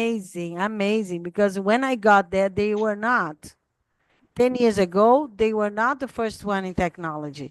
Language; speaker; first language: English; non-native, fluent; Portuguese